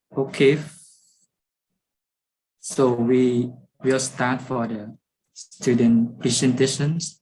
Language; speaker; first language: English; non-native, fluent; Lao